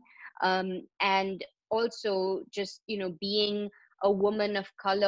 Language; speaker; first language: English; non-native, local second language; Hindi